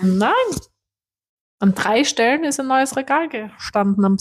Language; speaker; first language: German; native; German